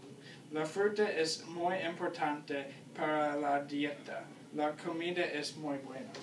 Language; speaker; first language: Spanish; non-native, learner; English